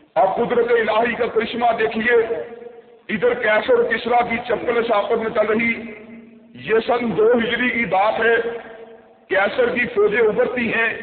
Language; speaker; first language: Urdu; non-native, local second language; Punjabi